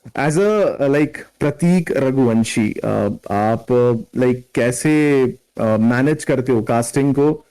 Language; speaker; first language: Hindi; native; Hindi